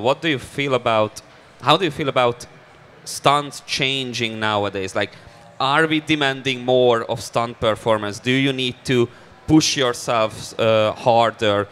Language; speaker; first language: English; early bilingual, other home language; Hungarian